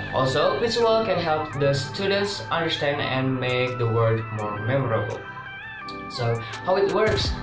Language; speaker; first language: English; non-native, learner; Indonesian